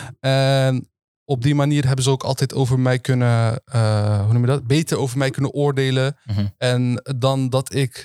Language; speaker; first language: Dutch; early bilingual, other home language; Turkish